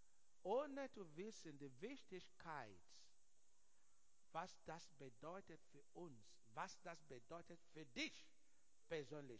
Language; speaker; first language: German; non-native, learner; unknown